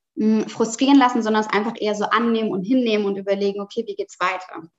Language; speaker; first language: German; native; German